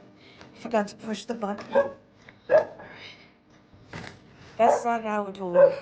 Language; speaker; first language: English; native; English